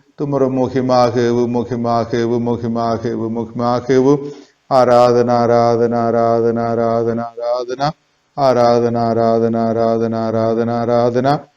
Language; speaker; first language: Odia; non-native, local second language; Malayalam